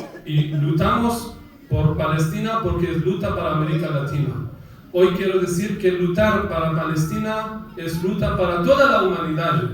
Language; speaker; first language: Spanish; non-native, fluent; Persian